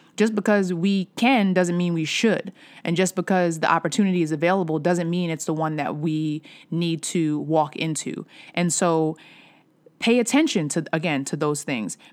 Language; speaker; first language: English; native; English